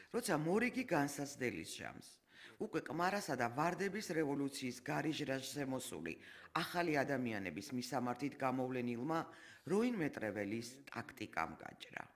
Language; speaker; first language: Georgian; native; Georgian